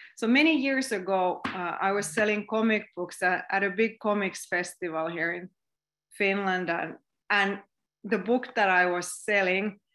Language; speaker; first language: English; non-native, fluent; Finnish